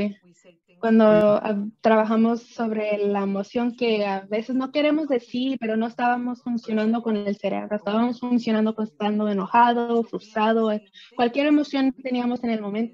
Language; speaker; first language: Spanish; early bilingual, other home language; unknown